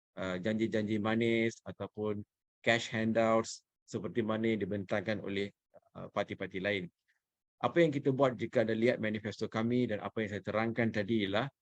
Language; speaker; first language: Malay; non-native, local second language; Tamil